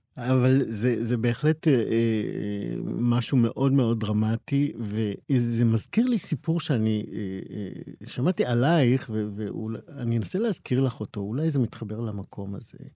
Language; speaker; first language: Hebrew; native; Hebrew